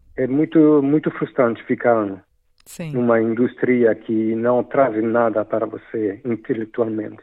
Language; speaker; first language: Portuguese; non-native, fluent; French